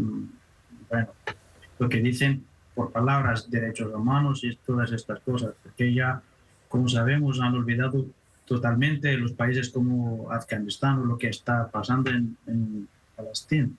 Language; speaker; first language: Spanish; non-native, fluent; Persian